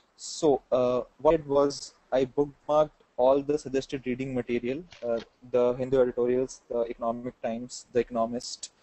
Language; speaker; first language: English; non-native, local second language; Hindi